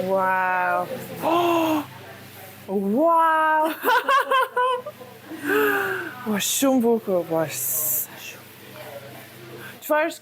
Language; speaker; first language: Albanian; non-native, learner; English